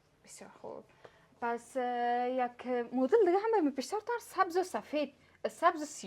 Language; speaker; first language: Persian; native; Persian